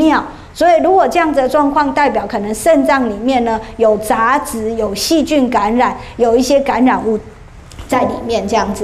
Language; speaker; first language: Chinese; native; Chinese